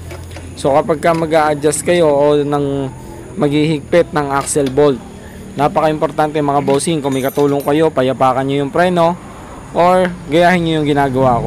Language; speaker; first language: Filipino; native; Filipino